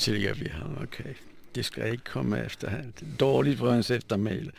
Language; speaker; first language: Danish; non-native, fluent; Polish